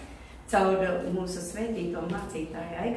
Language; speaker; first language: Latvian; non-native, local second language; Russian